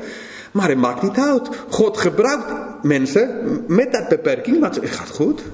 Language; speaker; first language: Dutch; non-native, fluent; English